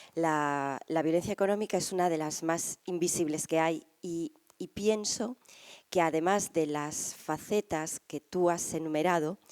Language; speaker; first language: Spanish; native; Spanish